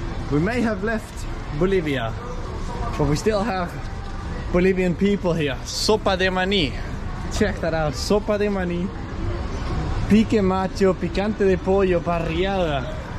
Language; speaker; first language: English; non-native, fluent; Danish